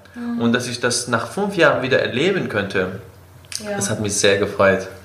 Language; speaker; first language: German; non-native, fluent; Kurdish